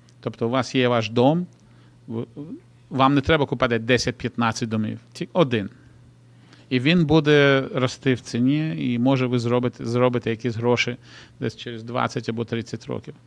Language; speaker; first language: Ukrainian; non-native, local second language; Russian